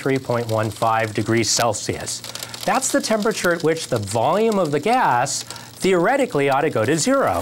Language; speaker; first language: English; native; English